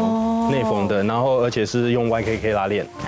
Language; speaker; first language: Chinese; native; Chinese